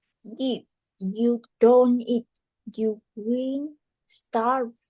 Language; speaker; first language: English; non-native, learner; Vietnamese